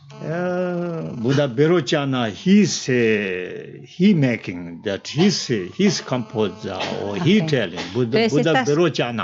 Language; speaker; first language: English; non-native, learner; Tibetan